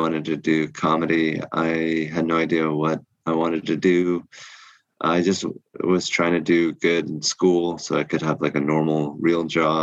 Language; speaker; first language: English; early bilingual, other home language; Korean